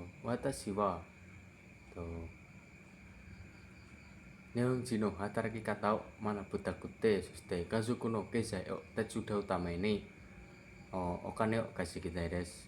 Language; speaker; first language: Japanese; non-native, learner; Indonesian